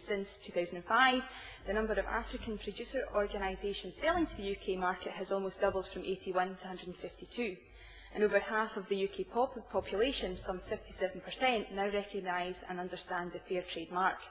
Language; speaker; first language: English; native; English